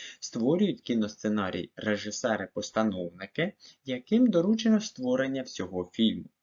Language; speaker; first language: Ukrainian; native; Ukrainian